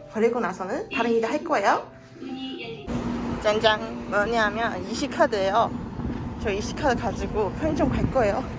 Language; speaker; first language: Korean; non-native, fluent; Chinese